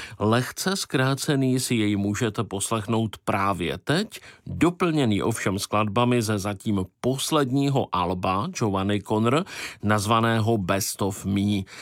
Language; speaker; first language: Czech; native; Czech